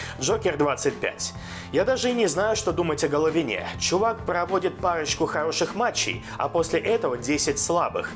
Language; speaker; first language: Russian; native; Russian